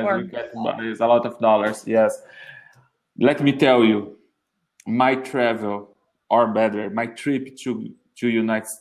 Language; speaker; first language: English; non-native, learner; Portuguese